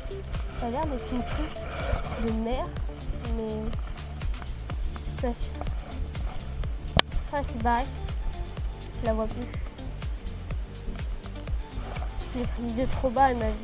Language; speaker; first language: French; native; French